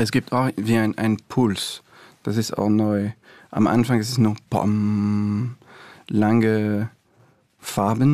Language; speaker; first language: German; non-native, fluent; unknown